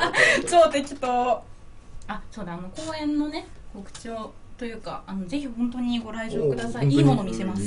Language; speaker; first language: Japanese; native; Japanese